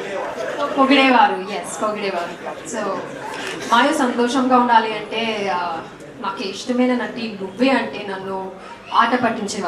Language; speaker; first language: Telugu; non-native, learner; Malayalam